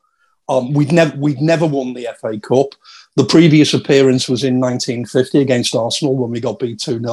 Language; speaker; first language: English; native; English